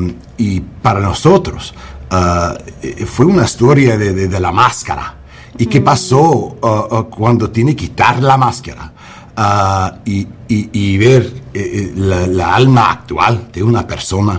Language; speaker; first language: Spanish; non-native, learner; English